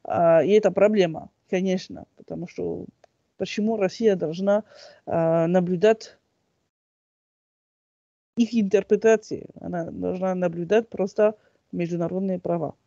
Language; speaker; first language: Russian; non-native, fluent; French